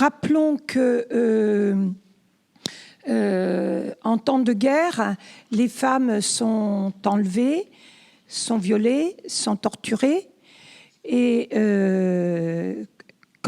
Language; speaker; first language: French; native; French